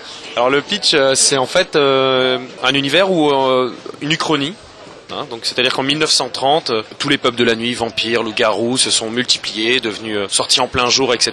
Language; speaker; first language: French; native; French